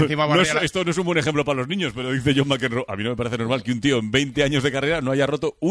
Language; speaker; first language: Spanish; native; Spanish